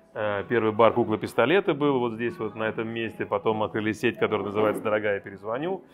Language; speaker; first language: Russian; native; Russian